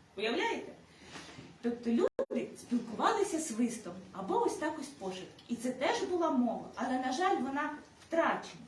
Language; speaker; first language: Ukrainian; native; Ukrainian